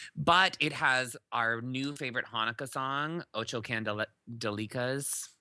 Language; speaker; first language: English; native; English